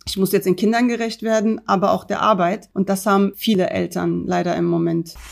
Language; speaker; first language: German; early bilingual, other home language; Turkish